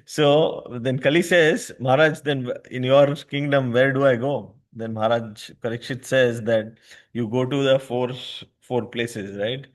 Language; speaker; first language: English; non-native, local second language; Hindi